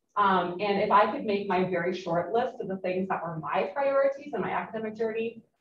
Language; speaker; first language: English; native; English